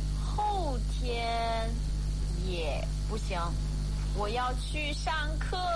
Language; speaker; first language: Chinese; non-native, fluent; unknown